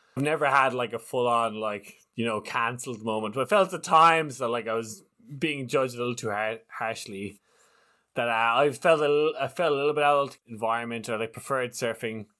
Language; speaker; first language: English; native; English